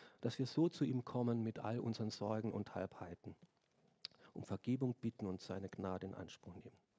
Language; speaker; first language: German; native; German